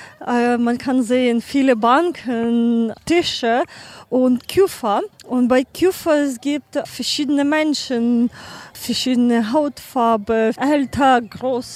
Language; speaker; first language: German; non-native, learner; Ukrainian